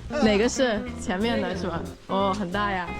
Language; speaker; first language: Chinese; non-native, fluent; English